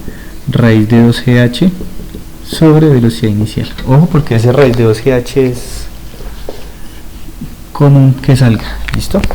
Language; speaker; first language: Spanish; native; Spanish